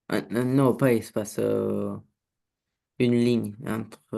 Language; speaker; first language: French; non-native, learner; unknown